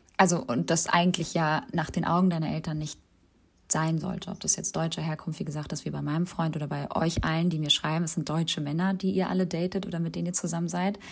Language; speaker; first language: German; early bilingual, other home language; Albanian